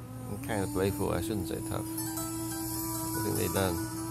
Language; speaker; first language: English; non-native, fluent; Vietnamese